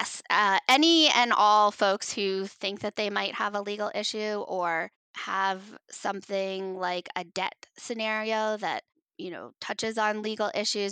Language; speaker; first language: English; native; English